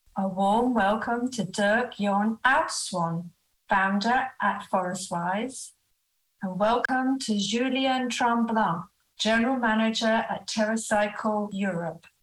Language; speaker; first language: English; native; English